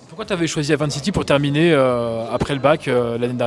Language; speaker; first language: French; native; French